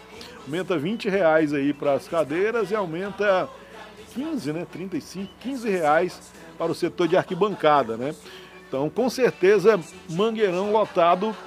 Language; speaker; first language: Portuguese; native; Portuguese